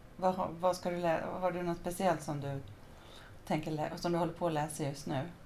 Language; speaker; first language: Swedish; native; Swedish